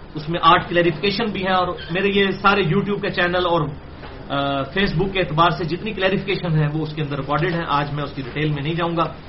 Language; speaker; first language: Urdu; non-native, local second language; Punjabi